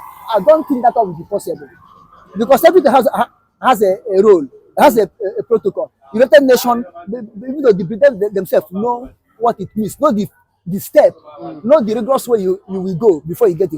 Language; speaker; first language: English; non-native, local second language; Igbo